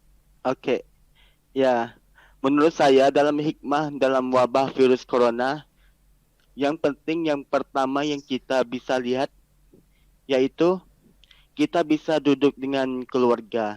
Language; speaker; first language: Indonesian; non-native, learner; Malay